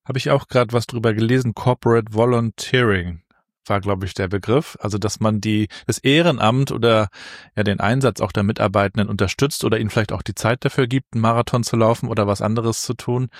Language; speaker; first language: German; native; German